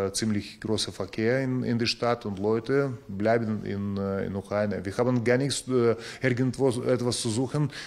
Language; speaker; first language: German; non-native, learner; Ukrainian